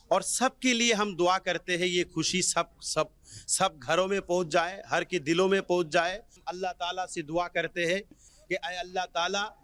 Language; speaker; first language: Urdu; non-native, local second language; Bangla